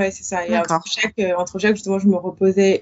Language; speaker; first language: French; native; French